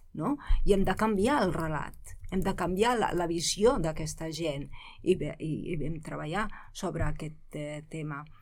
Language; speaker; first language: Catalan; non-native, fluent; Arabic